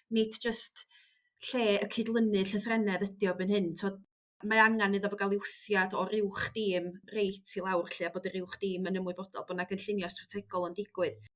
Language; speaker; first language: Welsh; native; Welsh